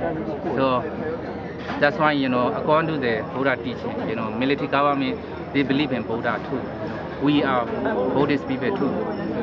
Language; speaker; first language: English; non-native, learner; Burmese